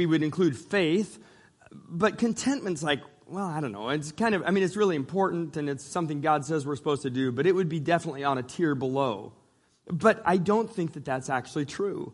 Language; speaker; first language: English; native; English